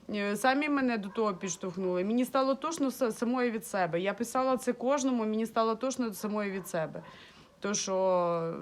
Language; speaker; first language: Ukrainian; non-native, local second language; Russian